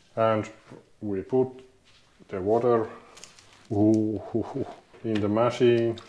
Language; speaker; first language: English; non-native, learner; Finnish